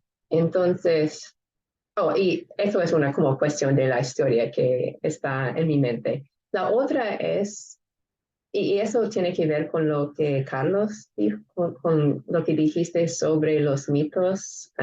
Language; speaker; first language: Spanish; non-native, fluent; English